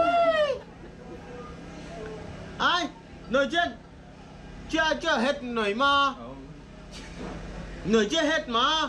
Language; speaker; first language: Vietnamese; non-native, learner; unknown